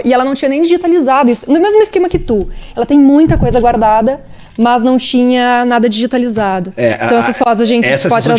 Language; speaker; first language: Portuguese; native; Portuguese